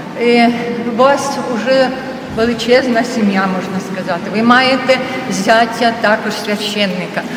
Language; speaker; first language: Ukrainian; non-native, local second language; Russian